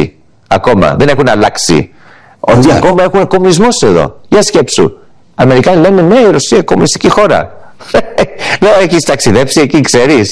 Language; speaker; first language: Greek; early bilingual, heritage; English